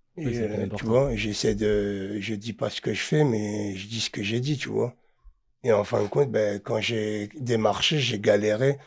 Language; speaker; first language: French; native; French